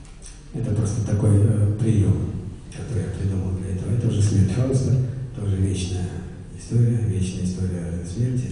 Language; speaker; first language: Russian; native; Russian